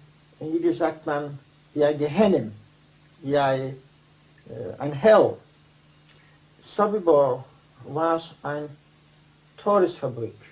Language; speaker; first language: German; non-native, fluent; Dutch